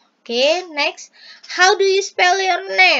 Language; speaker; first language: English; non-native, fluent; Indonesian